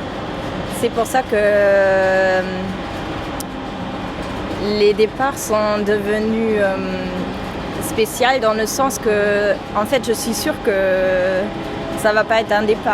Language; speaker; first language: French; non-native, fluent; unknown